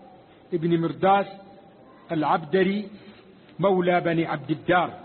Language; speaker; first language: Arabic; native; Arabic